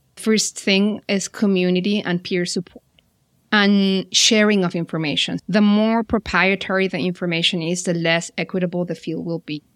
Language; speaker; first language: English; non-native, fluent; Spanish